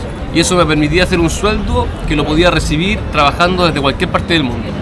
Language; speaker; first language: Spanish; native; Spanish